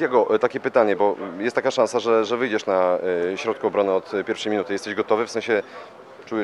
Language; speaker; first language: Polish; native; Polish